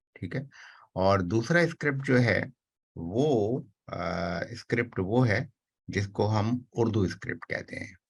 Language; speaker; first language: Urdu; native; Urdu